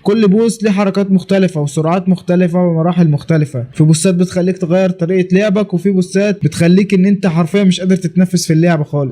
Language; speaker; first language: Arabic; native; Arabic